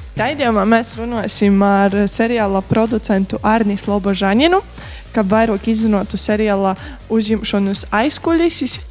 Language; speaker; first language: Latvian; native; Latvian